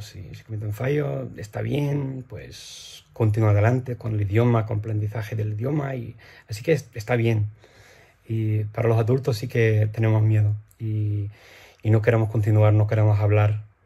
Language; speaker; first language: Spanish; non-native, fluent; English